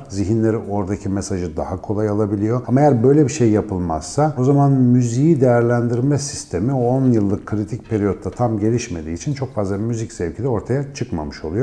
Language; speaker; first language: Turkish; native; Turkish